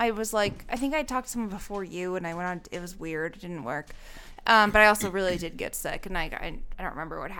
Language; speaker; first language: English; native; English